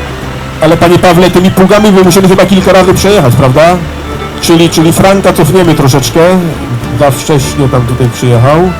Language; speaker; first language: Polish; native; Polish